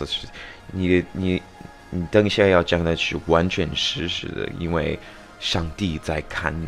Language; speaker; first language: Chinese; non-native, fluent; English